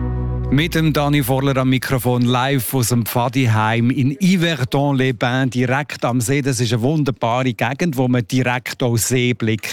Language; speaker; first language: German; native; German